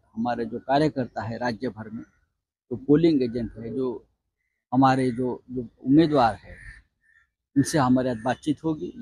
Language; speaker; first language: Hindi; non-native, local second language; Marathi